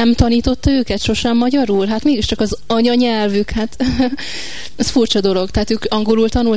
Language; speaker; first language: Hungarian; native; Hungarian